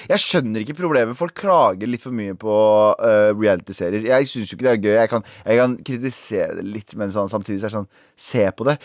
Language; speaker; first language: Norwegian; early bilingual, other home language; Kurdish